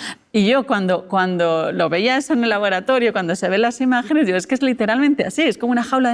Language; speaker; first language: Spanish; native; Spanish